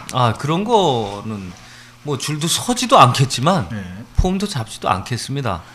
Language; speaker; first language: Korean; native; Korean